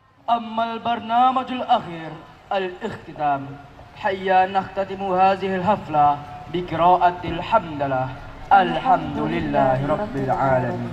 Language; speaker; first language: Arabic; non-native, learner; Indonesian